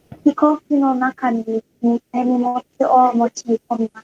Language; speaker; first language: Japanese; non-native, learner; Indonesian